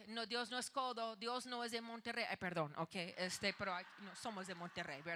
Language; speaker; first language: Spanish; non-native, fluent; English